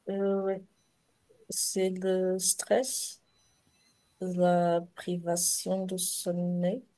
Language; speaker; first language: French; non-native, learner; Portuguese